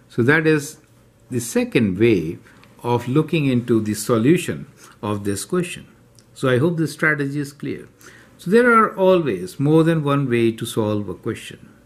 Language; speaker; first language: English; non-native, local second language; Hindi